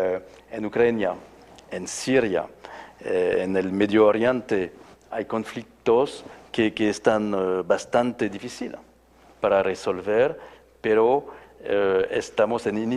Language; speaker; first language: Spanish; non-native, fluent; French